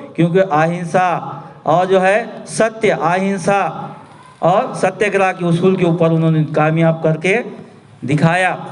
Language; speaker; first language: Urdu; native; Urdu